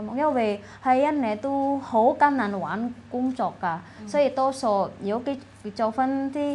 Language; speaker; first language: Cantonese; non-native, fluent; Indonesian